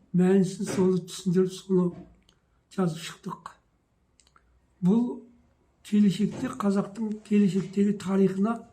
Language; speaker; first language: Kazakh; native; Kazakh